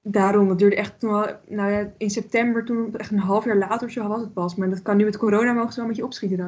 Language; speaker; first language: Dutch; native; Dutch